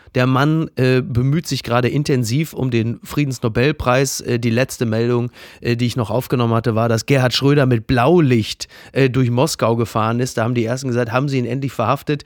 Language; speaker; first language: German; native; German